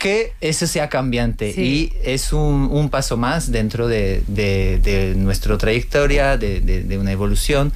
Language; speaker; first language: Spanish; non-native, fluent; Portuguese